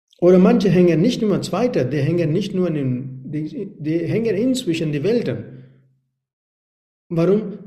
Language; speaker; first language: German; non-native, learner; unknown